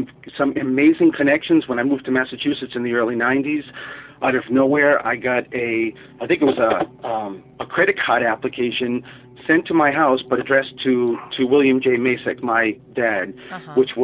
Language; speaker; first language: English; native; English